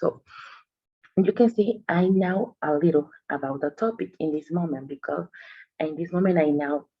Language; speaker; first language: English; non-native, learner; Spanish